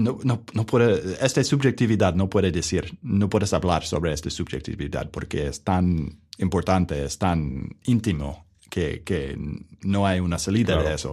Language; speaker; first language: Spanish; non-native, learner; English